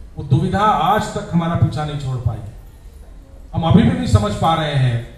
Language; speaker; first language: Hindi; native; Hindi